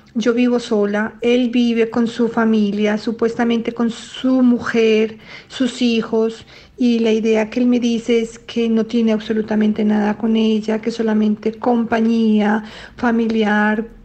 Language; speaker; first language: Spanish; native; Spanish